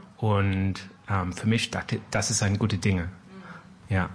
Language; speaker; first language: German; non-native, learner; French